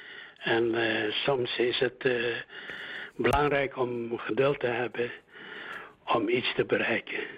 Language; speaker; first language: Dutch; early bilingual, other home language; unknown